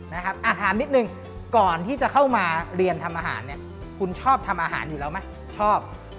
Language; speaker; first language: Thai; native; Thai